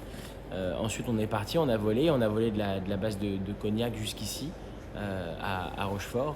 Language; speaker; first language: French; native; French